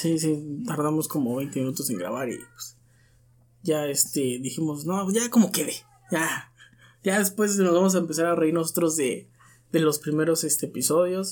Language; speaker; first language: Spanish; native; Spanish